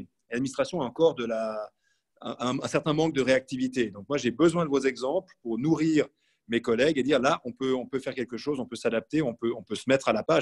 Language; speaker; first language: French; native; French